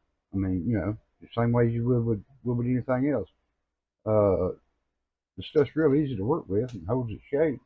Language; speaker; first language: English; native; English